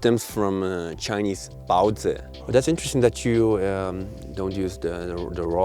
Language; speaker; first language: English; non-native, local second language; Mongolian